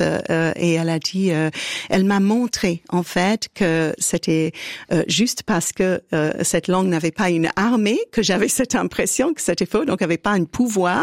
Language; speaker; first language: French; native; French